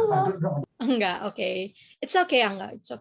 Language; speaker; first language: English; non-native, learner; Indonesian